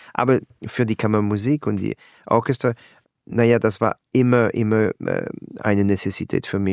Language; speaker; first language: German; non-native, learner; French